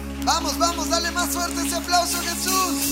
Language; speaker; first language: Spanish; native; Spanish